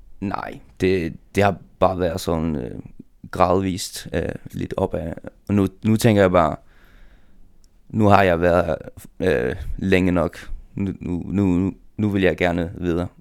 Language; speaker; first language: Danish; non-native, local second language; Faroese